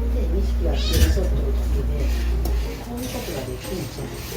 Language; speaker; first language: Japanese; native; Japanese